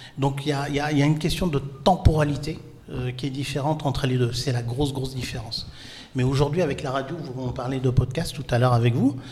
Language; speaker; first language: French; non-native, local second language; Arabic